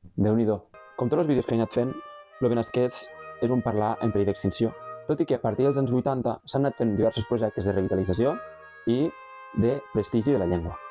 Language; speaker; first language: Catalan; native; Catalan